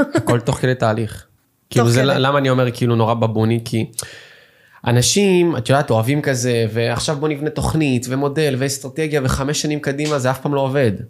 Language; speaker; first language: Hebrew; native; Hebrew